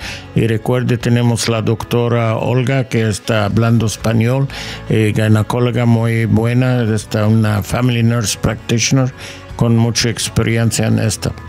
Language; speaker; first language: Spanish; non-native, learner; English